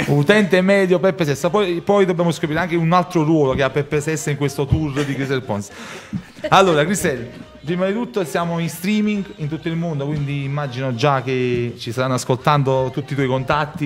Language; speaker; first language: Italian; native; Italian